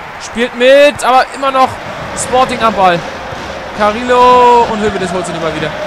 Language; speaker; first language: German; native; German